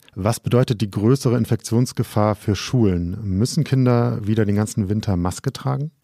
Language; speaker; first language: German; native; German